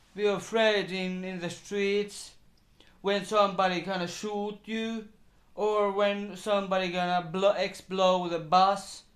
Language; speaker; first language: English; non-native, learner; Finnish